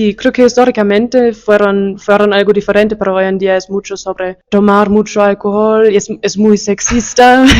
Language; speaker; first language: Spanish; non-native, fluent; German